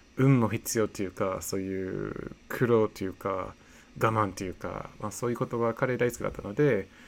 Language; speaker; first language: Japanese; non-native, fluent; English